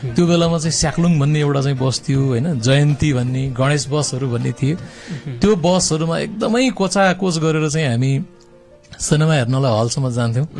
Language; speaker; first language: Nepali; non-native, local second language; Gurung